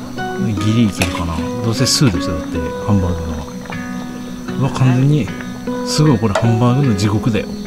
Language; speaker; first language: Japanese; native; Japanese